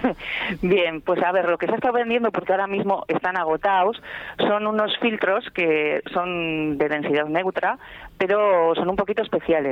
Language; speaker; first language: Spanish; native; Spanish